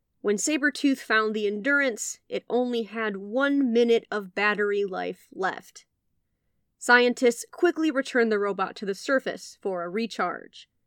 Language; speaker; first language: English; native; English